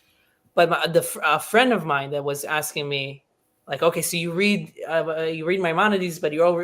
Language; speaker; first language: English; native; English